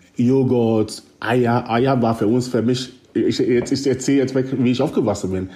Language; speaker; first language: German; early bilingual, other home language; Akan